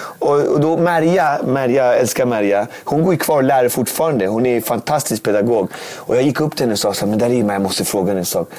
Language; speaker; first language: Swedish; native; Swedish